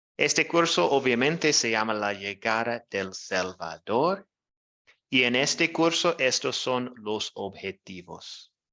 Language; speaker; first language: Spanish; non-native, learner; English